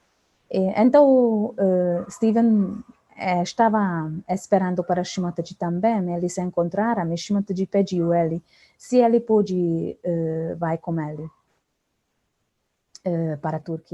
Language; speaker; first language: Portuguese; non-native, fluent; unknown